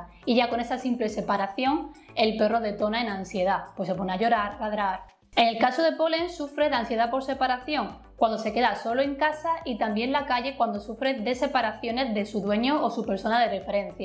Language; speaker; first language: Spanish; native; Spanish